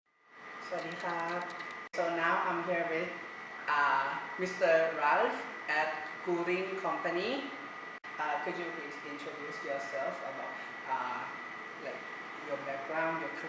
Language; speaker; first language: English; non-native, fluent; Thai